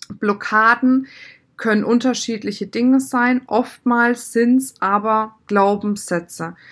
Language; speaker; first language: German; native; German